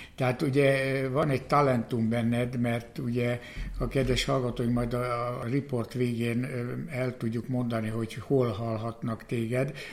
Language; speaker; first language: Hungarian; native; Hungarian